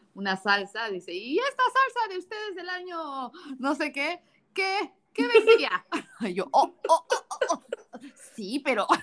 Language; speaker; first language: Spanish; native; Spanish